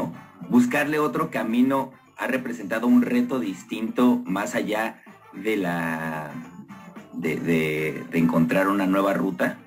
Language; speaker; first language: Spanish; native; Spanish